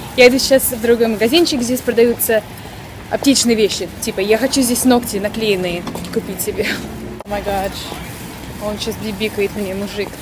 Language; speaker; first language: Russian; early bilingual, other home language; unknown